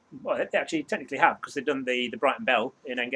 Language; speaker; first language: English; native; English